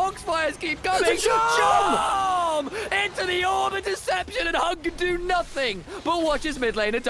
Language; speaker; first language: English; native; English